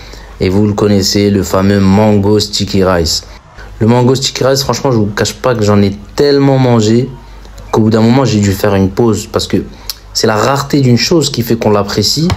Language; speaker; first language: French; native; French